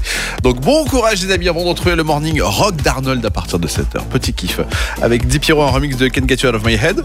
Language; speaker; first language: French; native; French